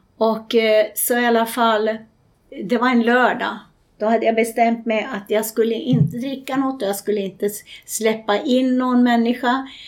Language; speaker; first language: Swedish; native; Swedish